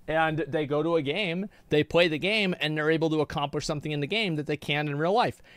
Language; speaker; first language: English; native; English